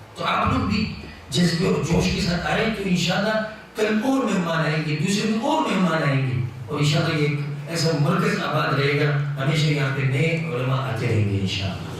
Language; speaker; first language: Urdu; non-native, local second language; Pashto